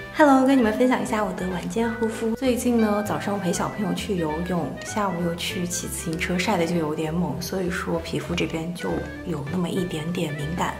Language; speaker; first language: Chinese; native; Chinese